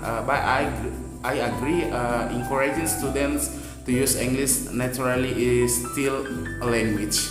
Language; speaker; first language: English; non-native, fluent; Indonesian